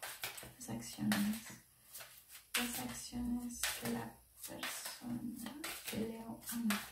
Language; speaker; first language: French; non-native, fluent; Spanish